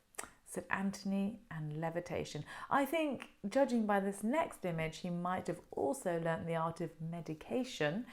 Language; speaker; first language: English; native; English